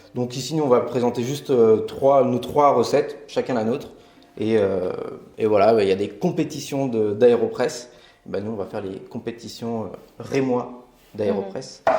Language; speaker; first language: French; native; French